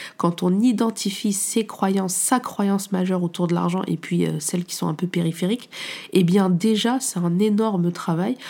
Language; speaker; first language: French; native; French